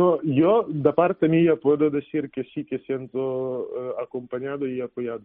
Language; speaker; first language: Spanish; non-native, fluent; Ukrainian